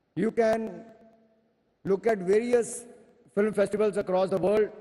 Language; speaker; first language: English; non-native, local second language; Hindi